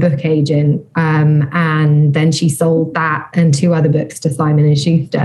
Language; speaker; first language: English; native; English